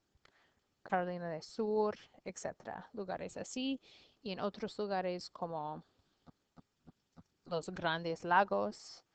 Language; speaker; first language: Spanish; non-native, learner; English